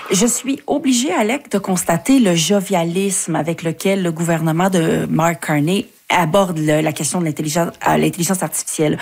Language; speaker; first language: French; native; French